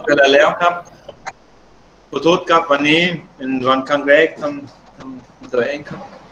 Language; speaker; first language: Thai; non-native, learner; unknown